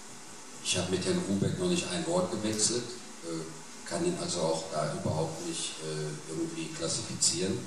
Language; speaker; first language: German; native; German